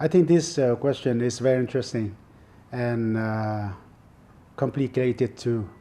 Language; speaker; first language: English; non-native, fluent; Vietnamese